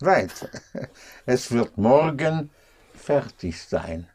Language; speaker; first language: German; non-native, fluent; English